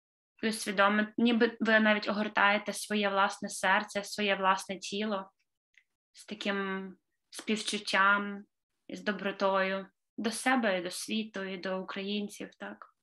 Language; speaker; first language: Ukrainian; native; Ukrainian